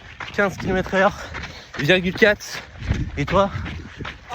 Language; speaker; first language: French; native; French